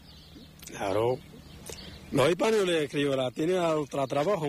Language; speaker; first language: Spanish; non-native, learner; Arabic